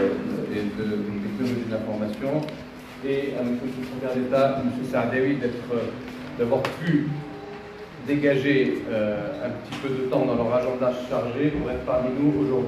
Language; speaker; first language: French; non-native, local second language; Arabic